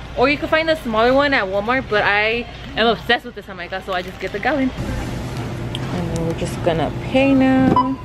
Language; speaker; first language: English; early bilingual, other home language; Spanish